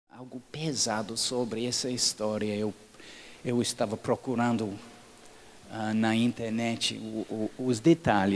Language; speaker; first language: Portuguese; non-native, fluent; English